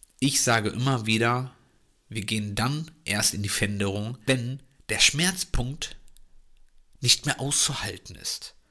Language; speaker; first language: German; native; German